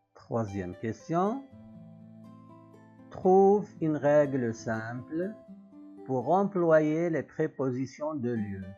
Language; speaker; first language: French; non-native, local second language; Arabic